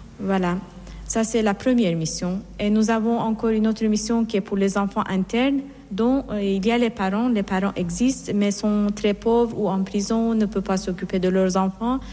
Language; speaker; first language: French; non-native, fluent; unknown